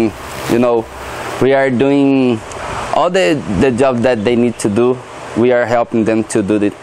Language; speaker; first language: English; non-native, learner; Portuguese